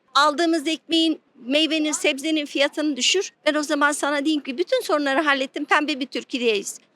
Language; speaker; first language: Turkish; non-native, fluent; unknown